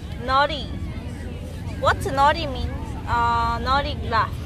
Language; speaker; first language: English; non-native, learner; Korean